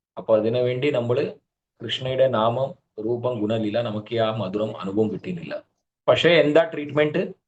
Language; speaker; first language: Malayalam; early bilingual, heritage; Malayalam